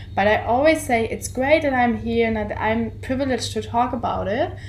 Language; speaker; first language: English; non-native, fluent; German